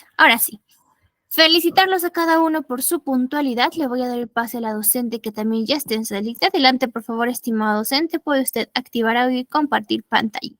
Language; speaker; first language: Spanish; native; Spanish